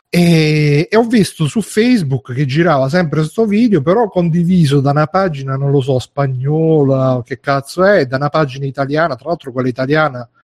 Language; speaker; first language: Italian; native; Italian